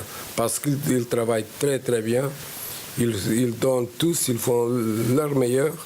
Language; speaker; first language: French; non-native, fluent; Portuguese